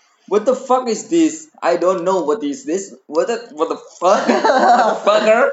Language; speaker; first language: English; non-native, learner; Indonesian